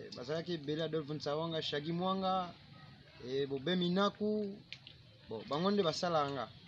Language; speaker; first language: Lingala; non-native, local second language; Kituba (Democratic Republic of Congo)